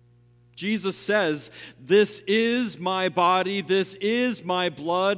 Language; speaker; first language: English; native; English